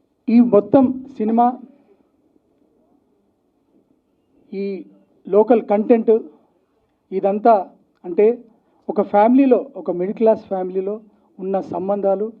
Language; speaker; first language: Telugu; native; Telugu